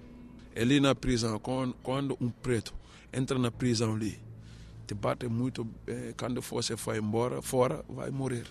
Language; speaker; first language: Portuguese; non-native, learner; Arabic